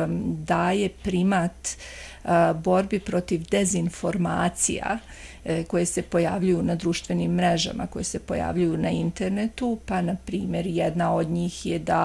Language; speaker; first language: Croatian; native; Croatian